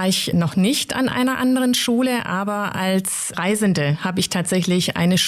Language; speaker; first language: German; native; German